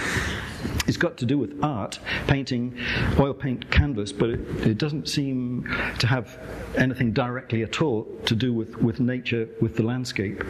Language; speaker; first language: English; native; English